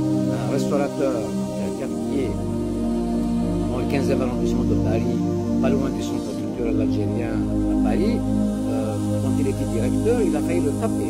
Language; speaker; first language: French; non-native, local second language; Kabyle